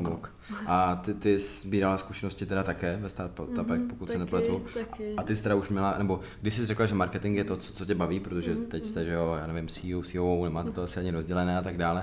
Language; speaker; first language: Czech; native; Czech